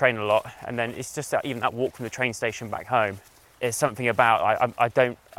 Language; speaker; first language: English; native; English